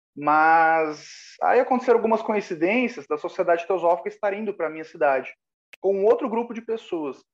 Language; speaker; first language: Portuguese; native; Portuguese